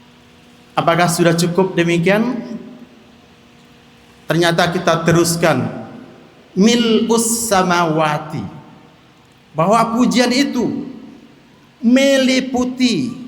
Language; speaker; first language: Indonesian; native; Indonesian